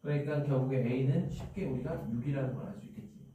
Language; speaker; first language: Korean; native; Korean